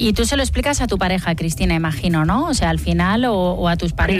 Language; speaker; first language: Spanish; native; Spanish